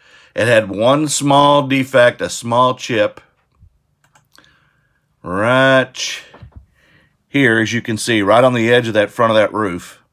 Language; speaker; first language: English; native; English